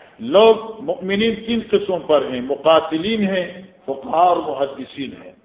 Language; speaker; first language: Urdu; non-native, local second language; Northern Hindko